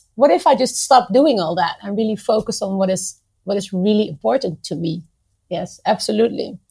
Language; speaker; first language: English; non-native, fluent; Dutch